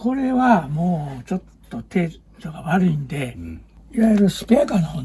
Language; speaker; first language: Japanese; native; Japanese